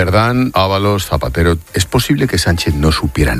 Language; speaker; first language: Spanish; native; Spanish